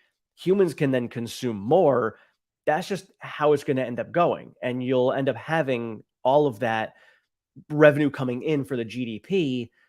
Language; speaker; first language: English; native; English